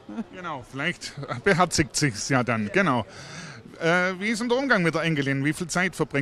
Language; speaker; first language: German; native; German